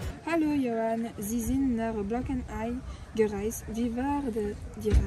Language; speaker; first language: German; non-native, learner; French